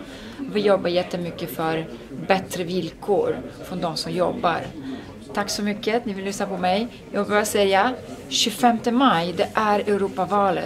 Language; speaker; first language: Swedish; non-native, fluent; Italian